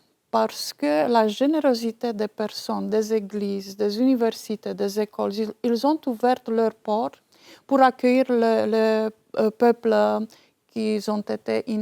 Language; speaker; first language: French; non-native, fluent; Romanian